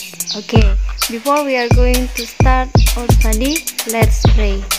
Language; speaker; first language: English; non-native, learner; Indonesian